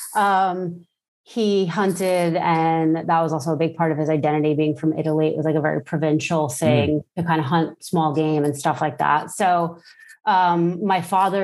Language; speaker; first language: English; native; English